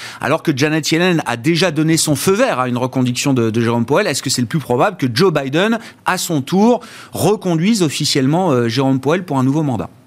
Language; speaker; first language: French; native; French